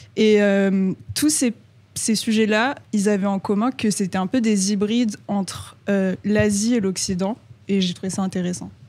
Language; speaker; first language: French; early bilingual, other home language; Khmer